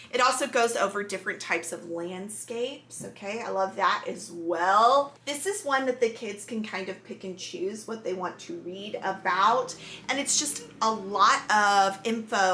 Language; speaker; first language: English; native; English